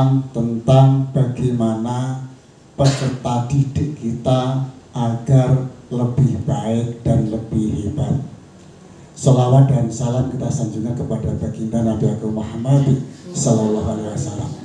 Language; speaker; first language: Indonesian; native; Indonesian